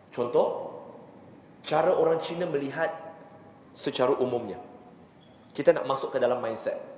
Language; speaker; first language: Malay; non-native, local second language; Chinese